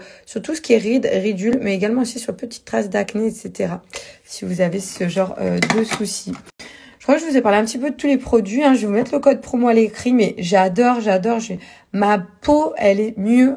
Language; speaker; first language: French; native; French